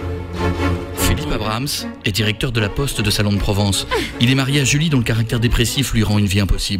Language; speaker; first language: French; native; French